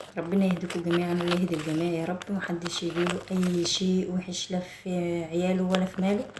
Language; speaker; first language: Arabic; native; Arabic